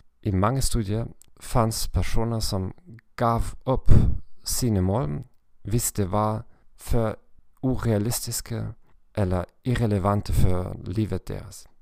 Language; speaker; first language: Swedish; non-native, learner; German